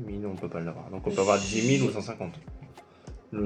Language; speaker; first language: French; native; French